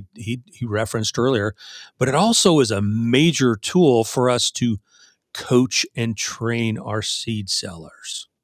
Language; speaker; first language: English; native; English